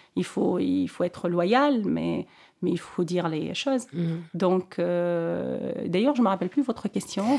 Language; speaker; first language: French; non-native, local second language; Arabic